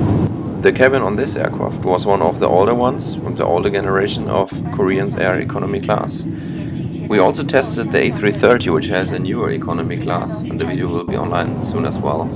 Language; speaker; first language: English; non-native, fluent; German